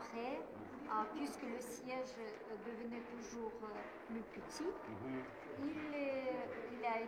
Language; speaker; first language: French; non-native, fluent; Russian